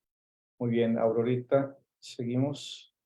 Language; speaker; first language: Spanish; native; Spanish